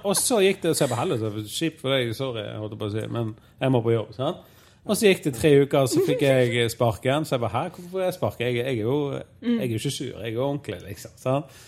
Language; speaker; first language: Norwegian; native; Norwegian